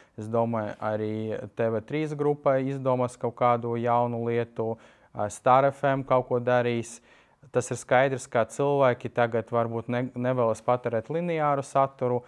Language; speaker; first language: Latvian; non-native, local second language; Russian